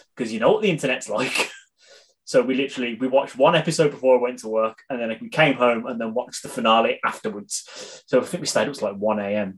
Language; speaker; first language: English; native; English